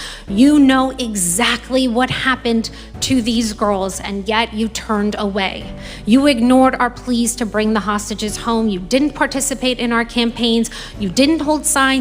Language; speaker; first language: English; early bilingual, other home language; Persian